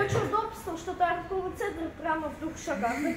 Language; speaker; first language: Russian; native; Russian